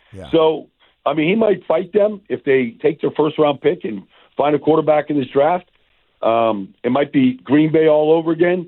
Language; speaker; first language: English; native; English